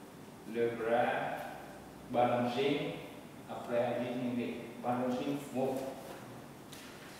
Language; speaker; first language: French; non-native, learner; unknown